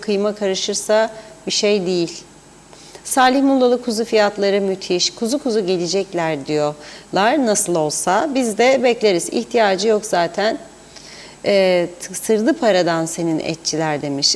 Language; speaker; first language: Turkish; native; Turkish